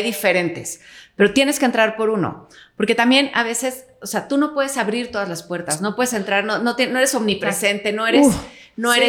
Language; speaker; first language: Spanish; native; Spanish